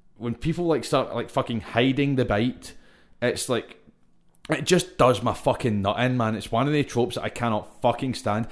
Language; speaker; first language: English; native; English